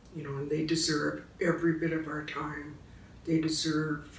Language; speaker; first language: English; native; English